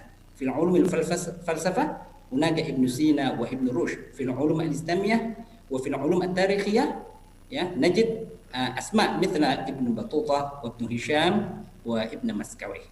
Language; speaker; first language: Arabic; non-native, fluent; Indonesian